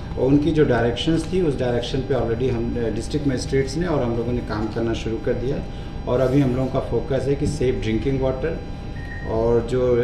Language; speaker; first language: Hindi; native; Hindi